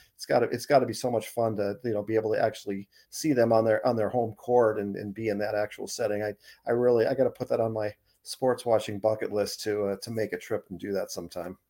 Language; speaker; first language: English; native; English